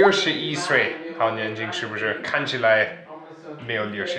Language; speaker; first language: Chinese; non-native, fluent; German